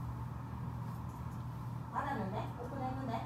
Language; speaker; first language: Korean; native; Korean